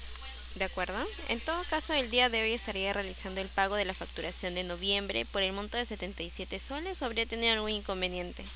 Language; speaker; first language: Spanish; native; Spanish